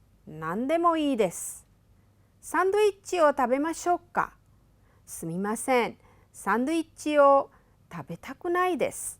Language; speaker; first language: Japanese; non-native, fluent; Hindi